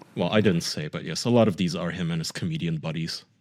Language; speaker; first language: English; non-native, fluent; German